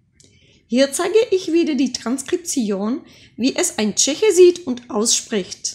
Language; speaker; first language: German; non-native, fluent; Czech